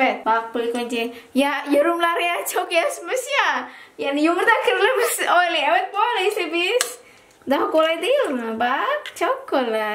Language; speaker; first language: Turkish; non-native, learner; Indonesian